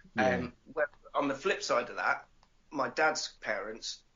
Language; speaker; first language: English; native; English